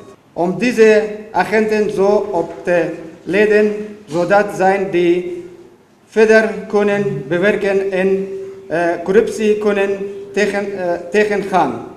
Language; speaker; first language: Dutch; non-native, fluent; Persian